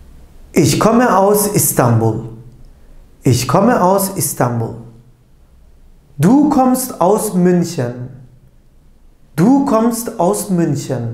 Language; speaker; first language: German; non-native, fluent; Turkish